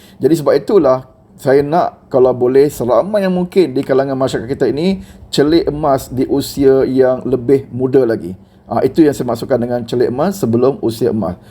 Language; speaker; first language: Malay; native; Malay